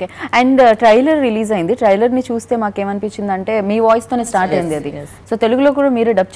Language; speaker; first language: Telugu; native; Telugu